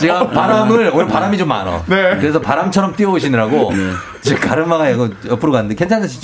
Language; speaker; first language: Korean; native; Korean